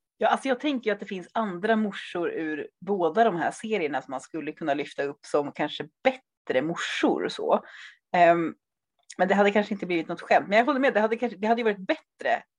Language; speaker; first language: Swedish; native; Swedish